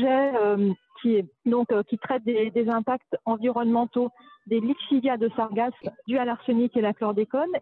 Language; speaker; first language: French; native; French